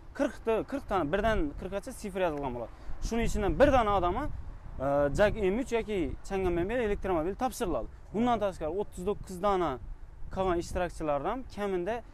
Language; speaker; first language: Uzbek; non-native, local second language; Kara-Kalpak